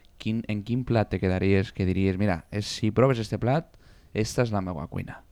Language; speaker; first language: Catalan; native; Catalan